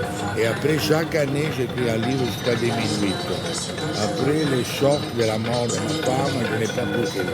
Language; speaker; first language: French; non-native, fluent; Italian